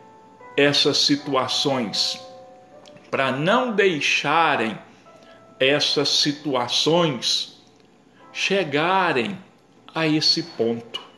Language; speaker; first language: Portuguese; native; Portuguese